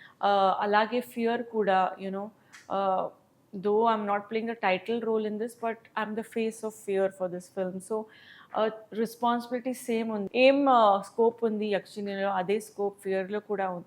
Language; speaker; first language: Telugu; non-native, local second language; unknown